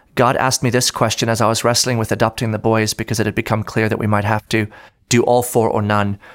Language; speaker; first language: English; native; English